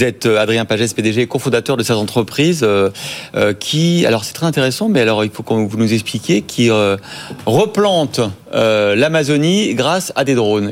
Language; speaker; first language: French; native; French